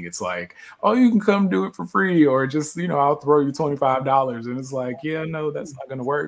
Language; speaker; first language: English; native; English